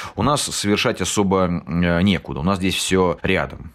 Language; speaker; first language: Russian; native; Russian